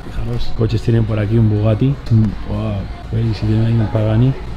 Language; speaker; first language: Spanish; native; Spanish